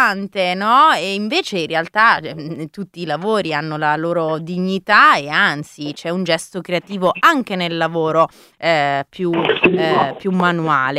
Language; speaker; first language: Italian; native; Italian